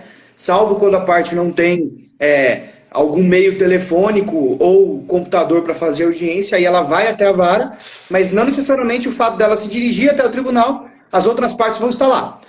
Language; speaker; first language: Portuguese; native; Portuguese